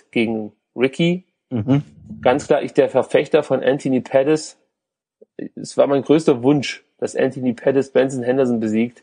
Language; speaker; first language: German; native; German